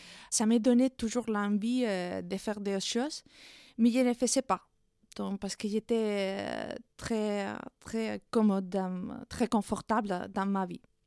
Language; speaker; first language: French; non-native, fluent; Spanish